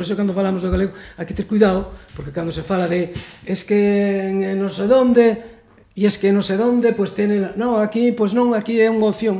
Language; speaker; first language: Galician; native; Galician